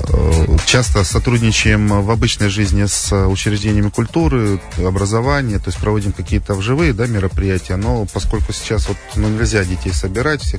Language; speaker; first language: Russian; native; Russian